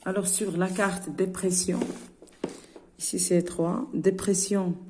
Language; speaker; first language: French; non-native, local second language; Arabic